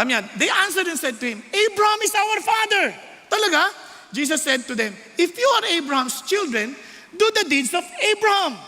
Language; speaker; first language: English; non-native, local second language; Filipino